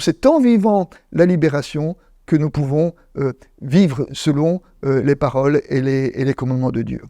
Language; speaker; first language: French; native; French